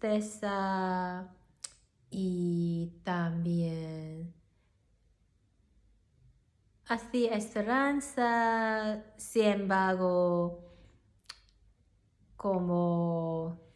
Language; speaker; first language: Spanish; non-native, learner; Cantonese